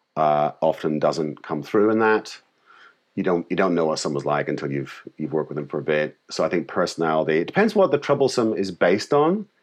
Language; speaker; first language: English; native; English